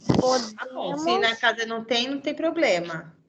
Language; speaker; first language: Portuguese; native; Portuguese